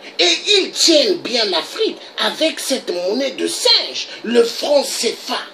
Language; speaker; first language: French; non-native, local second language; Lingala